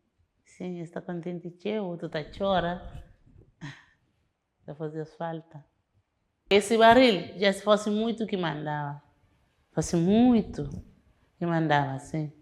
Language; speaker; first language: Portuguese; non-native, learner; Kabuverdianu